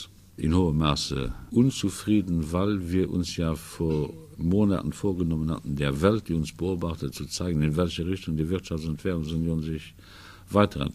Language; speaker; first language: German; non-native, local second language; Luxembourgish